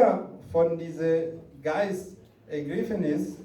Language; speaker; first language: German; non-native, fluent; Rundi